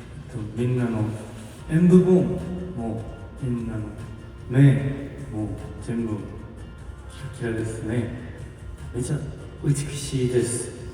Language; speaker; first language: Japanese; non-native, learner; Korean